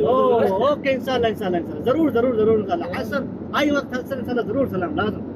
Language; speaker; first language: Arabic; non-native, learner; Hindi